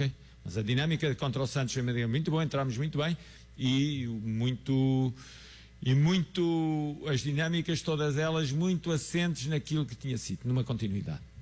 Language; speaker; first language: Portuguese; native; Portuguese